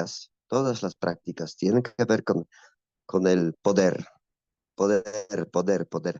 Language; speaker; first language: Spanish; non-native, fluent; Polish